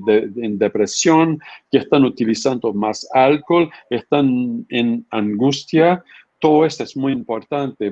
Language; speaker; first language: Spanish; non-native, fluent; Portuguese